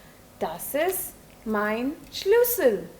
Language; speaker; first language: German; non-native, learner; Hindi